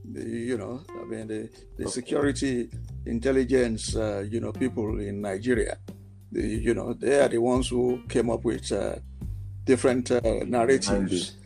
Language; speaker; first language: English; non-native, local second language; Yoruba